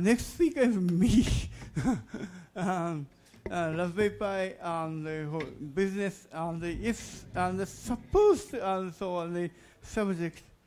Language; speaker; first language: English; non-native, learner; Japanese